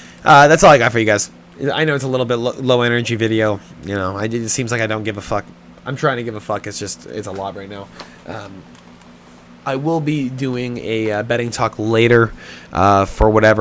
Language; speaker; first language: English; native; English